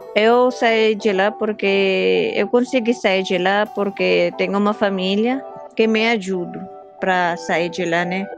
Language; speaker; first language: Portuguese; non-native, learner; Filipino